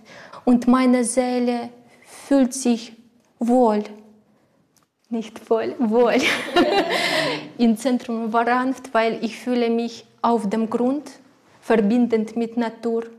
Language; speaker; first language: German; non-native, learner; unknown